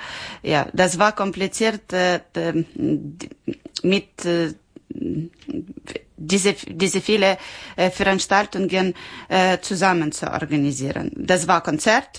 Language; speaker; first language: German; non-native, learner; Ukrainian